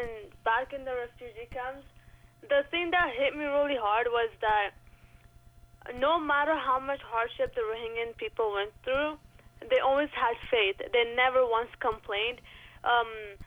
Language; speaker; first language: English; early bilingual, other home language; Rohingya